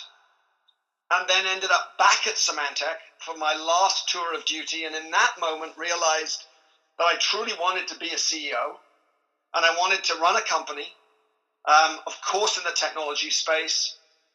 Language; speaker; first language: English; native; English